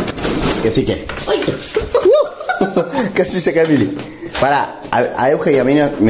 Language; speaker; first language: Spanish; native; Spanish